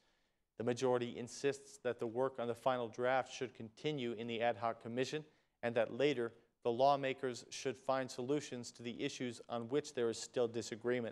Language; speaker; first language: English; non-native, fluent; Albanian